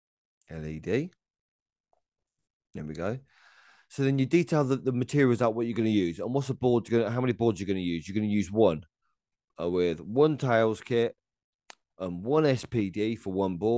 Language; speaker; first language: English; native; English